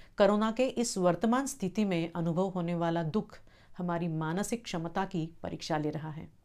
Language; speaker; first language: Hindi; non-native, local second language; Marathi